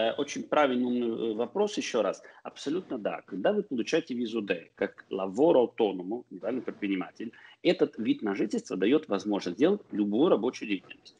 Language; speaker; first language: Russian; early bilingual, heritage; Russian